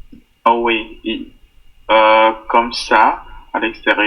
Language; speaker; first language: French; non-native, fluent; Portuguese